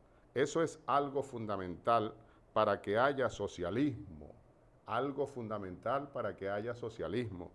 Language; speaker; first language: Spanish; native; Spanish